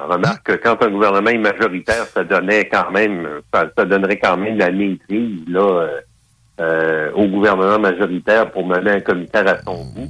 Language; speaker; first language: French; native; French